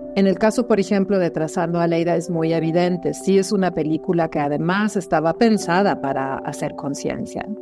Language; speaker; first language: Spanish; non-native, fluent; German